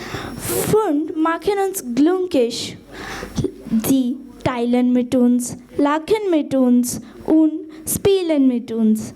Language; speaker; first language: German; non-native, learner; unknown